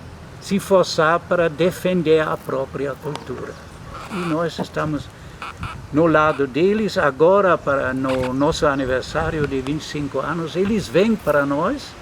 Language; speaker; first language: Portuguese; non-native, fluent; German